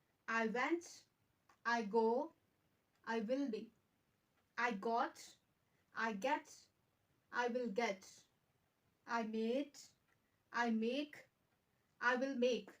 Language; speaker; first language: English; non-native, local second language; Hindi